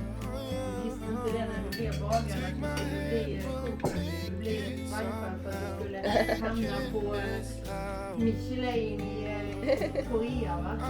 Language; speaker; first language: Swedish; native; Swedish